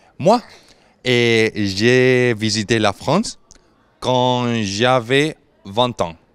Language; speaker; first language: French; non-native, fluent; Spanish